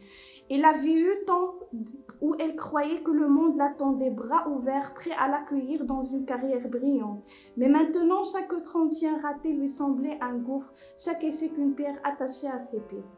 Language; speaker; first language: French; non-native, local second language; Arabic